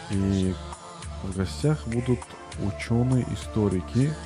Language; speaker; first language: Russian; non-native, local second language; Tajik